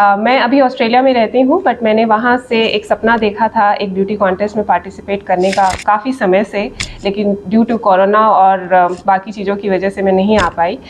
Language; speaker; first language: Hindi; native; Hindi